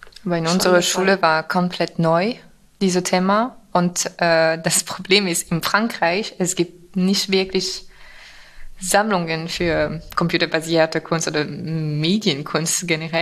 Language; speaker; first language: German; non-native, fluent; French